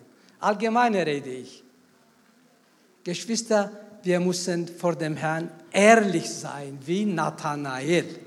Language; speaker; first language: German; non-native, fluent; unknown